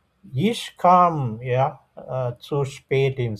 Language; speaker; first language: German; non-native, fluent; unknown